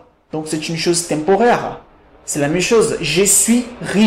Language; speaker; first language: French; non-native, fluent; Portuguese